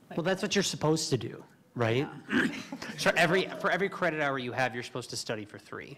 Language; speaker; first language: English; native; English